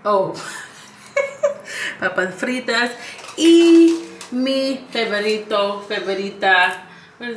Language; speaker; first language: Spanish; non-native, learner; English